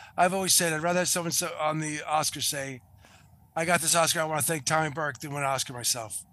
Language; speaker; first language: English; native; English